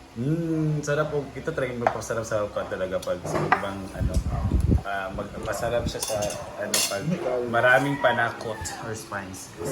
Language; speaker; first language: Filipino; non-native, local second language; Cebuano